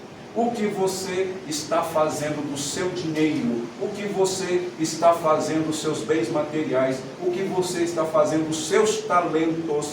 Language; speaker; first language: Portuguese; native; Portuguese